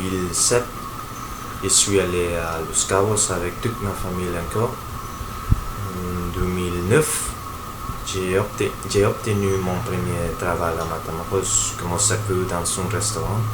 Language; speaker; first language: French; non-native, learner; Spanish